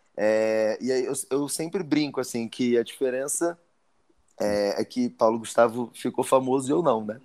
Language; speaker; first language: Portuguese; native; Portuguese